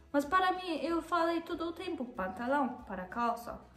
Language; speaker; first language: Portuguese; non-native, learner; German